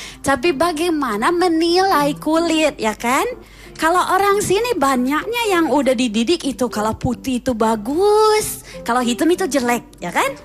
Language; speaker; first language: Indonesian; non-native, fluent; English